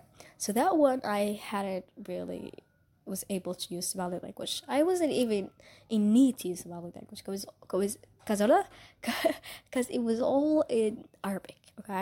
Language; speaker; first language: English; non-native, fluent; Somali